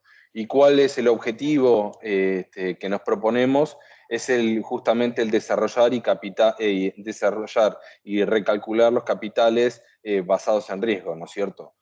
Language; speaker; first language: Spanish; native; Spanish